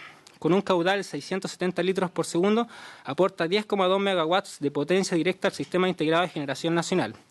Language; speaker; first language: Spanish; native; Spanish